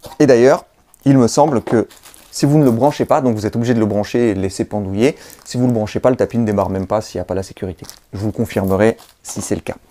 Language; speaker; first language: French; native; French